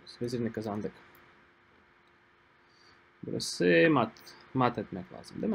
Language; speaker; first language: Turkish; non-native, fluent; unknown